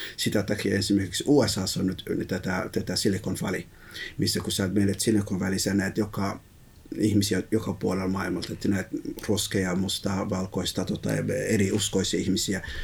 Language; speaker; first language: Finnish; early bilingual, other home language; Somali